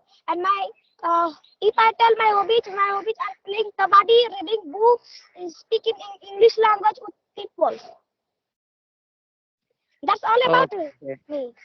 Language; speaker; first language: English; non-native, learner; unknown